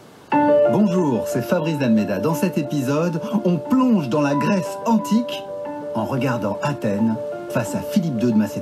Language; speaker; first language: French; native; French